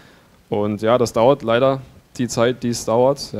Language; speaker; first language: German; native; German